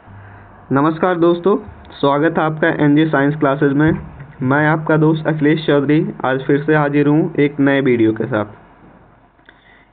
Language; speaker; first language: Hindi; native; Hindi